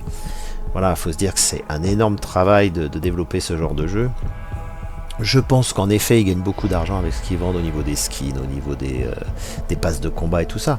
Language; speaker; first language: French; native; French